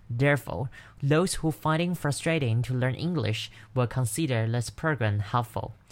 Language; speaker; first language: English; non-native, fluent; Chinese